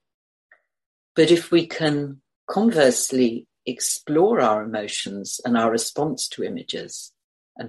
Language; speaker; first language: English; native; English